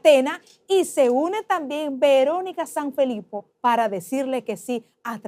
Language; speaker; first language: Spanish; native; Spanish